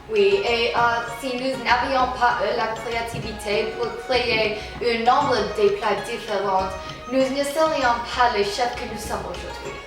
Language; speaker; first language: French; non-native, learner; English